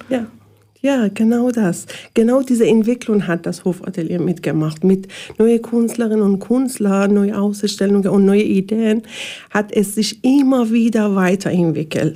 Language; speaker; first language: German; non-native, learner; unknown